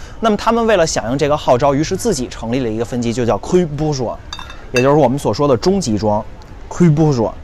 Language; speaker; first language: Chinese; native; Chinese